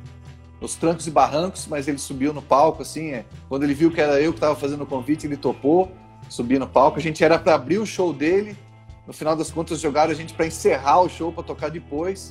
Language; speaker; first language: Portuguese; native; Portuguese